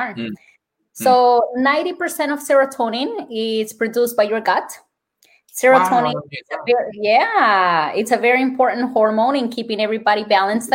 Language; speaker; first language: English; non-native, fluent; Spanish